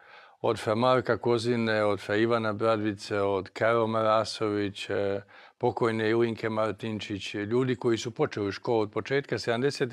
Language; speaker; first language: Croatian; native; Croatian